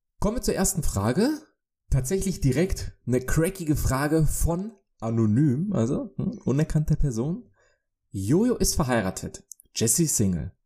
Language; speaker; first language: German; early bilingual, other home language; Polish